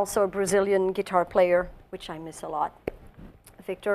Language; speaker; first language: English; non-native, fluent; French